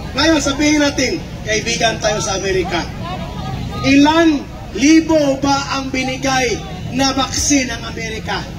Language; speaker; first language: Filipino; non-native, local second language; Cebuano